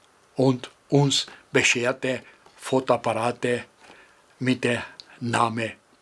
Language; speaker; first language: German; non-native, fluent; Greek